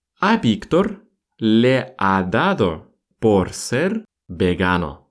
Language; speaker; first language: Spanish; non-native, fluent; Russian